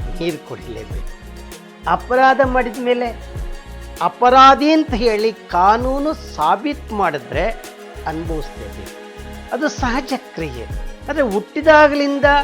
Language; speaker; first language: Kannada; native; Kannada